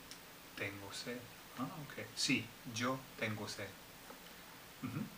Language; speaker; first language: Spanish; non-native, fluent; English